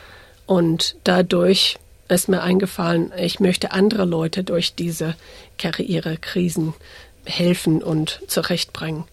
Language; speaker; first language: German; early bilingual, heritage; English